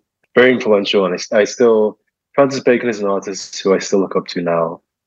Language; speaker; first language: English; native; English